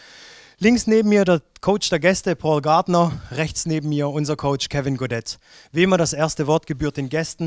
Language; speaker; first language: German; native; German